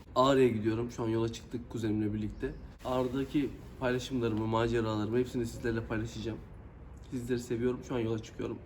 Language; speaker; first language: Turkish; native; Turkish